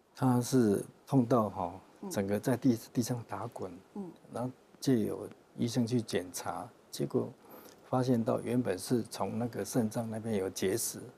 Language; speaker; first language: Chinese; native; Chinese